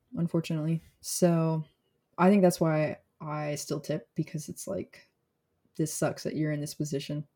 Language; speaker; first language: English; native; English